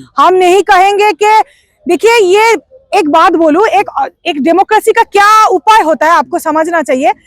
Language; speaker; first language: Hindi; non-native, local second language; Bangla